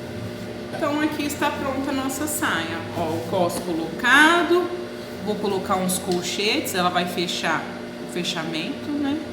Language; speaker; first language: Portuguese; native; Portuguese